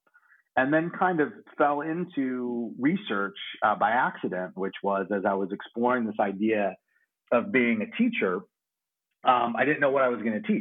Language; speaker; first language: English; native; English